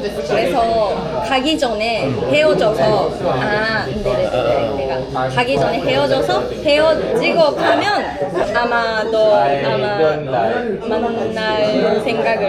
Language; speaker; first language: Korean; non-native, learner; Japanese